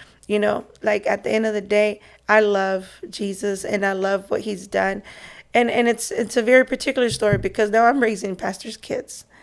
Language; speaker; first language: English; early bilingual, other home language; Spanish